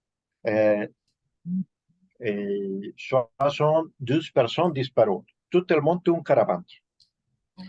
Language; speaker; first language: French; non-native, learner; Spanish